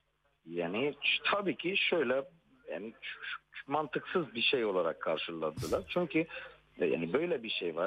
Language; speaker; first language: Turkish; non-native, fluent; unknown